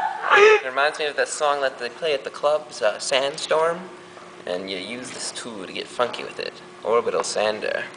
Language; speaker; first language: English; native; English